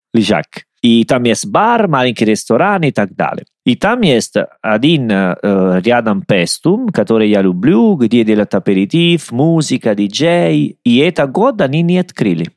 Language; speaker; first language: Russian; non-native, learner; Italian